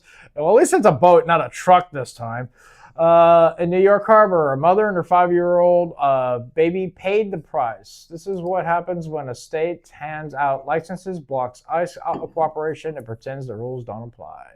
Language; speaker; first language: English; native; English